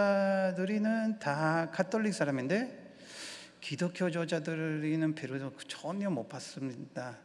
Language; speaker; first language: Korean; non-native, learner; Spanish